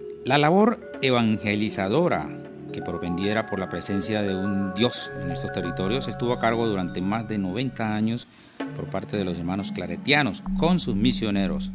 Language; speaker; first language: Spanish; native; Spanish